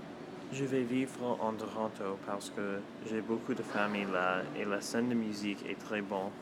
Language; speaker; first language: French; non-native, local second language; English